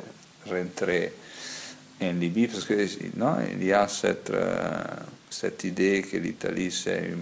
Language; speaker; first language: French; non-native, fluent; Italian